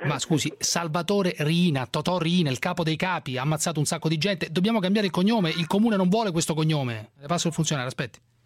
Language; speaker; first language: Italian; native; Italian